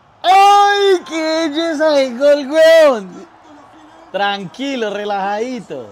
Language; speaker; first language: Spanish; native; Spanish